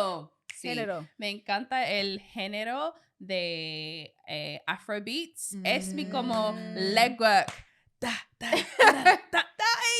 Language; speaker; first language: Spanish; non-native, learner; English